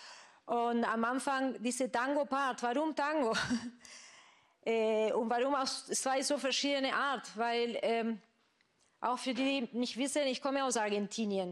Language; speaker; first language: German; non-native, fluent; Spanish